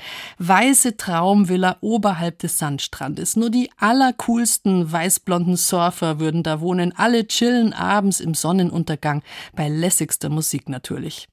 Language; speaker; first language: German; native; German